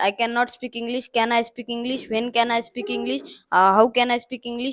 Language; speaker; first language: English; non-native, learner; Marathi